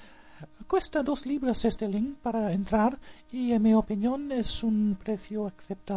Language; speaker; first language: Spanish; non-native, learner; English